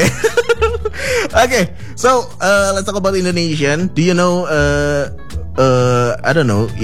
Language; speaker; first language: English; non-native, learner; Indonesian